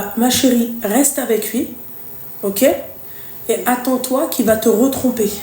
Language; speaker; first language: French; native; French